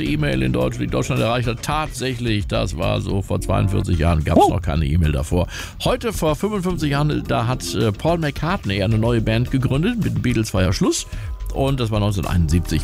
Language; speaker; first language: German; native; German